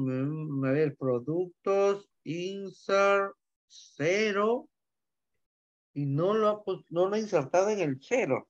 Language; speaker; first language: Spanish; native; Spanish